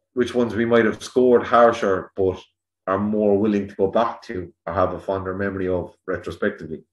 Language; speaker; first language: English; native; English